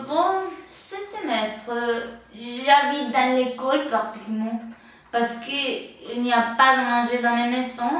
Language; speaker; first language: French; non-native, learner; Spanish